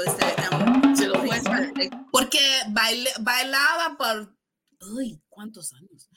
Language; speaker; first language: Spanish; non-native, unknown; English